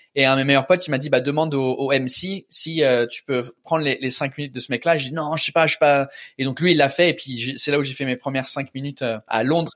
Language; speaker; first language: French; early bilingual, other home language; English